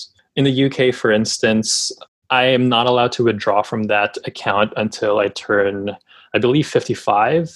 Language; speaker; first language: English; non-native, local second language; Filipino